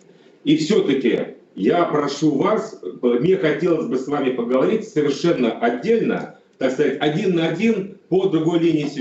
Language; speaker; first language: Russian; native; Russian